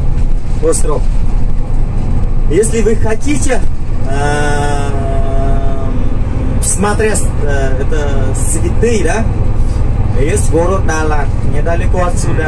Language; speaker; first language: Russian; non-native, learner; Vietnamese